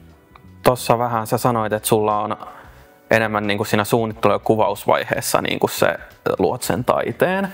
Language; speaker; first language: Finnish; native; Finnish